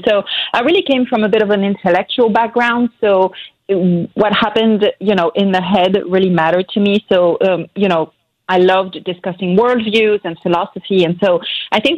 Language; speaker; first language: English; non-native, fluent; French